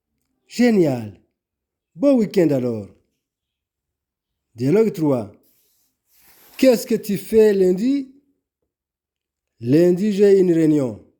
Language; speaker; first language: French; non-native, local second language; Kinyarwanda